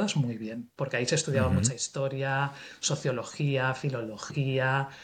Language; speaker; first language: Spanish; native; Spanish